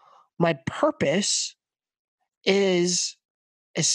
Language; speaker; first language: English; native; English